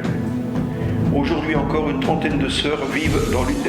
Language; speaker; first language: French; native; French